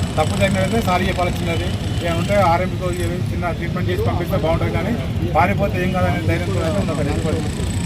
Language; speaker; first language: Telugu; native; Telugu